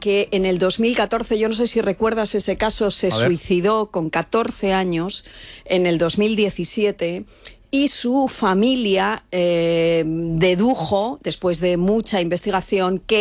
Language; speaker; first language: Spanish; native; Spanish